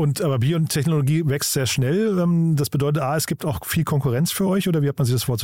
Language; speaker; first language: German; native; German